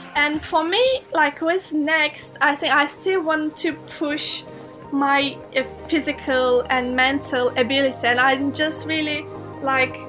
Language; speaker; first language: English; non-native, fluent; Turkish